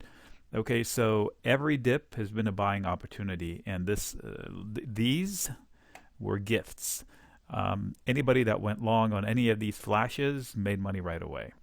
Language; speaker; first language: English; native; English